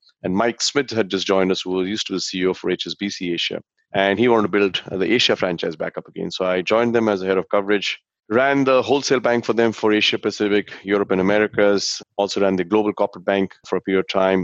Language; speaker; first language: English; non-native, local second language; Hindi